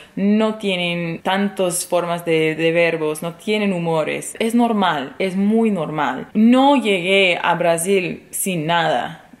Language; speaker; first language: Spanish; non-native, fluent; English